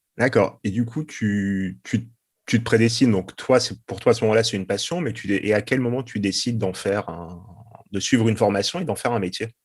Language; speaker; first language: French; native; French